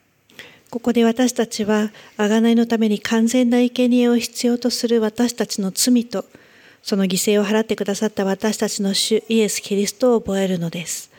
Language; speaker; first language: Japanese; native; Japanese